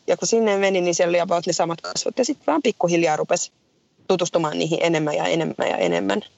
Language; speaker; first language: Finnish; native; Finnish